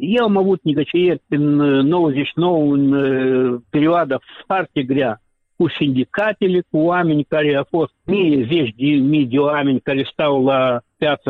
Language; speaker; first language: Romanian; non-native, local second language; Russian